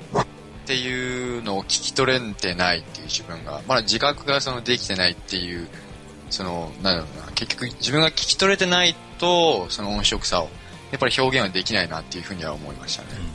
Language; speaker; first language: Japanese; native; Japanese